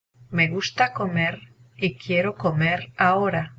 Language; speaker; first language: Spanish; non-native, learner; English